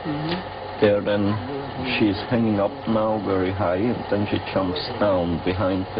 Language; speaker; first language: English; non-native, learner; Swiss German